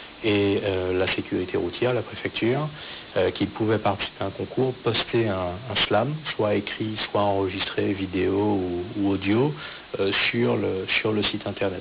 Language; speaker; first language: French; native; French